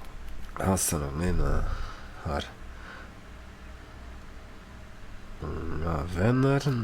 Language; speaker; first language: Swedish; non-native, learner; English